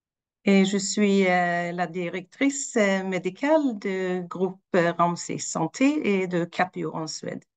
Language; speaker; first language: French; non-native, fluent; Swedish